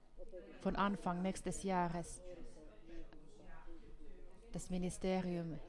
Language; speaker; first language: German; non-native, fluent; Finnish